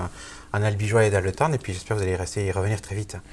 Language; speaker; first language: French; native; French